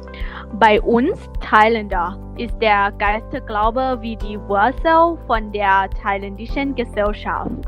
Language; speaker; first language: German; non-native, learner; Thai